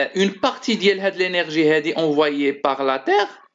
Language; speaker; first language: French; non-native, local second language; Arabic